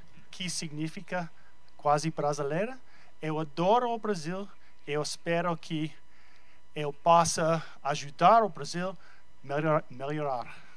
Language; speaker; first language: Portuguese; non-native, learner; English